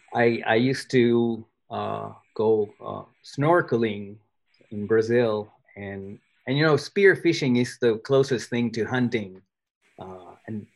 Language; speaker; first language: English; non-native, fluent; Spanish